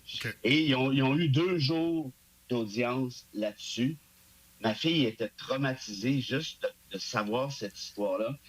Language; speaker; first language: French; native; French